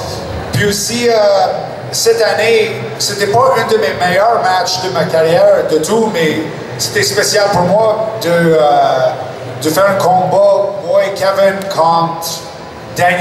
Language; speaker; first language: French; non-native, local second language; English